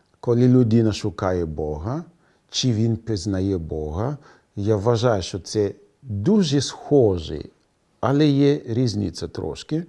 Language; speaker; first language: Ukrainian; non-native, fluent; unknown